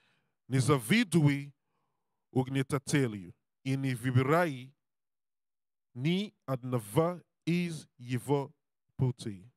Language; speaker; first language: Russian; non-native, learner; English